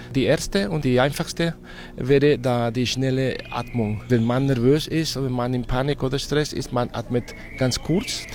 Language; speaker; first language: German; non-native, fluent; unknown